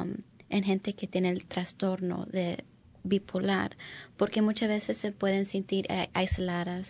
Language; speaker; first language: Spanish; early bilingual, heritage; English